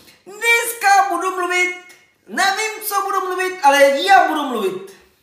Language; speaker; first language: Czech; non-native, learner; Spanish